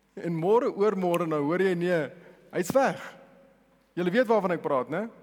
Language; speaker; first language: Afrikaans; non-native, local second language; Tswana